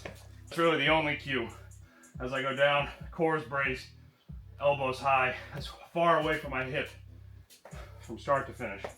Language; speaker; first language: English; native; English